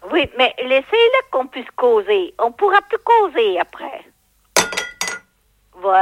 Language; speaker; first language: French; native; French